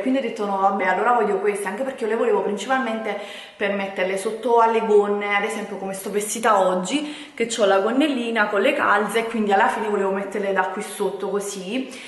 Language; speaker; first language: Italian; native; Italian